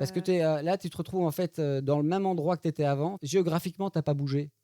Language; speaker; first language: French; native; French